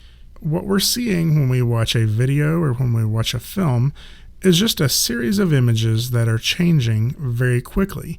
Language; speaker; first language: English; native; English